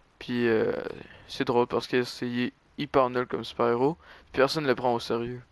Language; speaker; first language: French; native; French